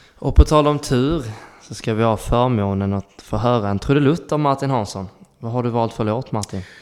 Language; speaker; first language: Swedish; native; Swedish